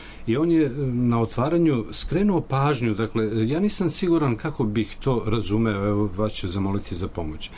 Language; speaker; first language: Serbian; native; Serbian